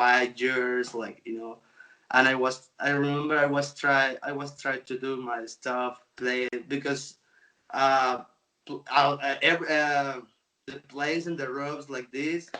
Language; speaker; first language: English; non-native, local second language; Spanish